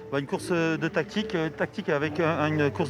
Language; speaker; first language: French; native; French